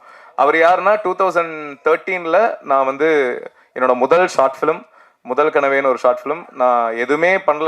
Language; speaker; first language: Tamil; native; Tamil